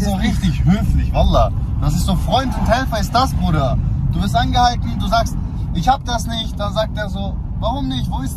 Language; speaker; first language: German; early bilingual, other home language; Turkish